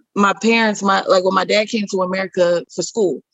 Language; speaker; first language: English; native; English